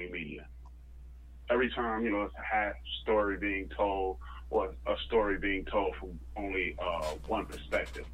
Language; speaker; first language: English; native; English